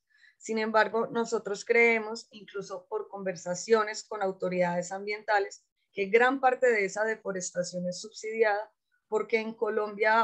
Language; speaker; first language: Spanish; native; Spanish